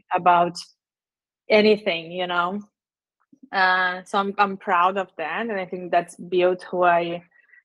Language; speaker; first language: English; non-native, fluent; Portuguese